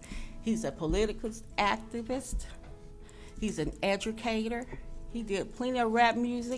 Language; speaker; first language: English; native; English